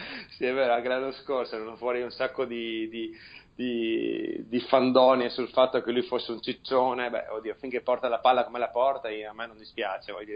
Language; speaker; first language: Italian; native; Italian